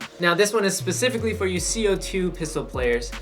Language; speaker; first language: English; native; English